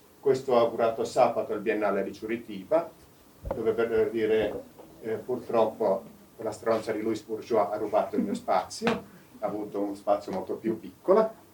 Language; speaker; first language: Italian; non-native, fluent; Finnish